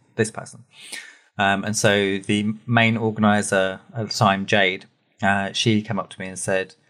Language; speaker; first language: English; native; English